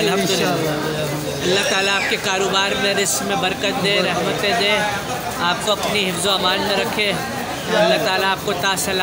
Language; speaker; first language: Hindi; native; Hindi